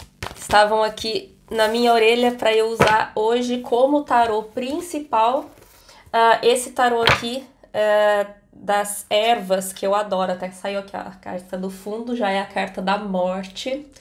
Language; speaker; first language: Portuguese; native; Portuguese